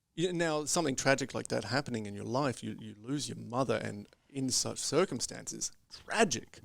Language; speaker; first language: English; native; English